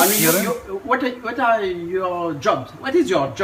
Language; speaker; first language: English; non-native, learner; French